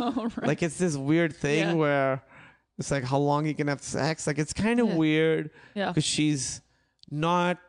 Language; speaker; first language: English; non-native, local second language; Urdu